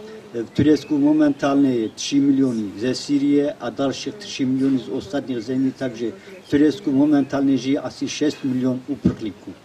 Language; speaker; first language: Czech; non-native, learner; Kurdish